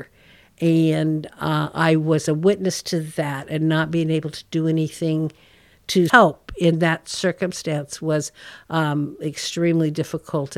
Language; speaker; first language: English; native; English